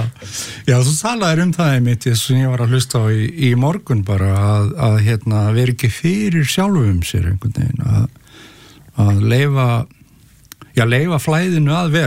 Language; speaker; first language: Icelandic; native; Icelandic